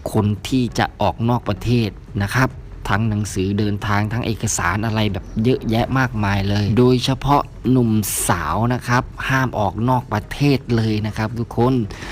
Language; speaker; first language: Thai; native; Thai